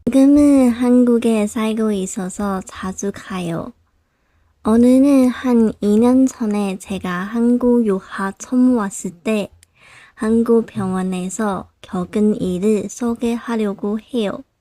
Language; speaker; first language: Korean; non-native, local second language; Chinese